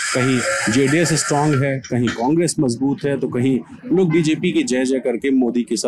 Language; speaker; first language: Hindi; native; Hindi